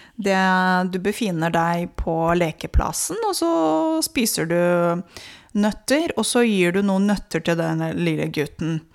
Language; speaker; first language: Norwegian; non-native, fluent; Romanian